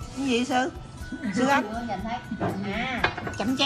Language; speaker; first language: Vietnamese; native; Vietnamese